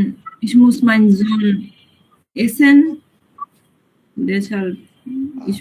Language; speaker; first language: German; non-native, learner; Bangla